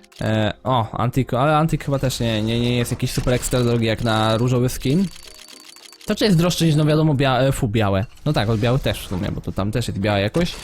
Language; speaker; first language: Polish; native; Polish